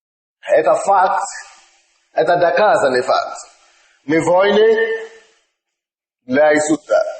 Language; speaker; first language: Russian; non-native, fluent; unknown